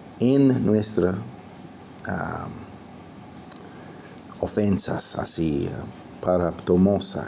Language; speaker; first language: Spanish; non-native, fluent; English